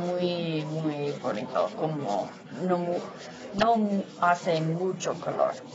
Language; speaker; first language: Spanish; non-native, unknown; English